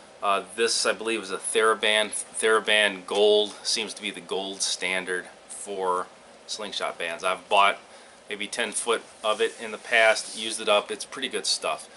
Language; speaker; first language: English; native; English